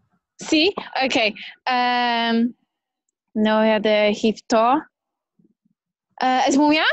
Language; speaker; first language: Spanish; non-native, learner; Polish